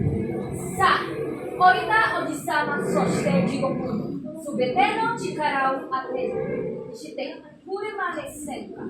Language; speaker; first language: Japanese; non-native, learner; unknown